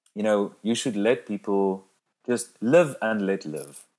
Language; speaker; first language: English; non-native, local second language; Afrikaans